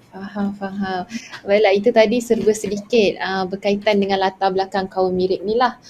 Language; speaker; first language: Malay; native; Malay